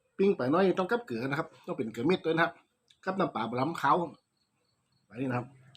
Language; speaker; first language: Thai; native; Thai